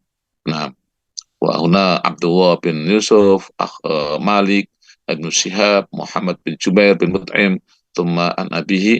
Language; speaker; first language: Arabic; non-native, fluent; Indonesian